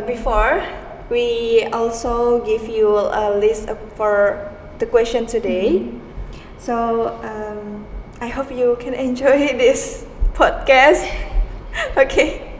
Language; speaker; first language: English; non-native, learner; Indonesian